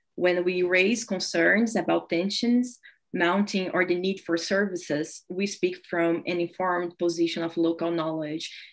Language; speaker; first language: English; non-native, fluent; Portuguese